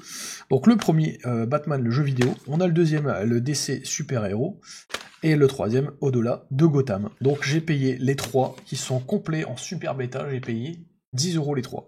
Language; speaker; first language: French; native; French